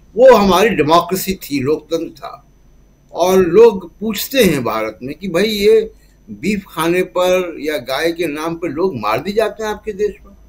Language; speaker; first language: Hindi; native; Hindi